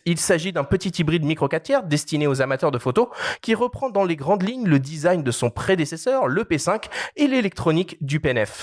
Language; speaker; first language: French; native; French